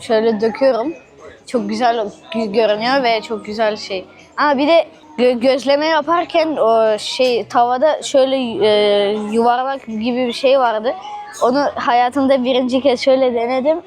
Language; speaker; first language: Turkish; early bilingual, other home language; Russian